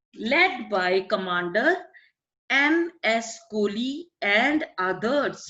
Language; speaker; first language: English; non-native, local second language; Punjabi